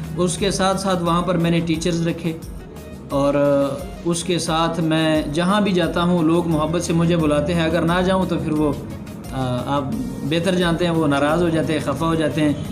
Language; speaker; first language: Urdu; non-native, local second language; Pashto